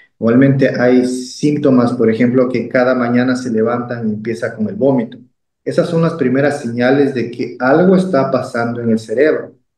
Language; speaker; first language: Spanish; native; Spanish